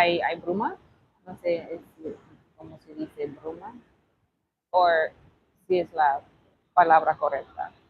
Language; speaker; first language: Spanish; non-native, learner; English